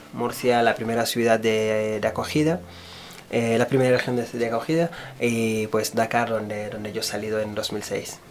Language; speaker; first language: Spanish; non-native, fluent; Wolof